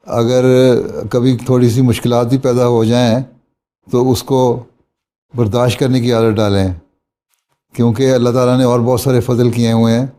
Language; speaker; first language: Urdu; native; Urdu